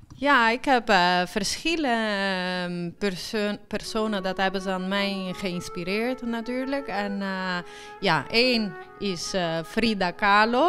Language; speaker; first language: Dutch; early bilingual, heritage; Italian